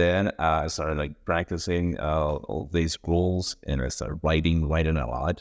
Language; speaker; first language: English; non-native, fluent; Spanish